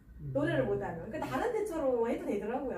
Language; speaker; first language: Korean; native; Korean